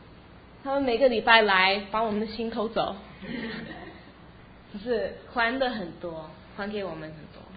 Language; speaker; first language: Chinese; early bilingual, heritage; Chinese